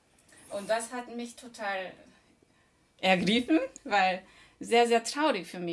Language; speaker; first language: German; non-native, fluent; Korean